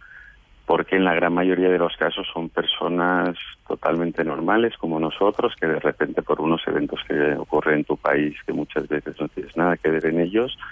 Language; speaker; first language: Spanish; native; Spanish